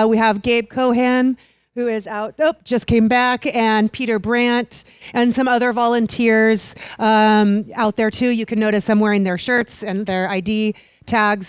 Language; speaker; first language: English; native; English